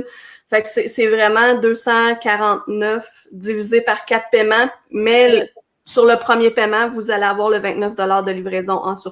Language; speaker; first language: French; native; French